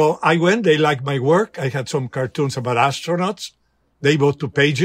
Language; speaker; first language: English; non-native, fluent; Spanish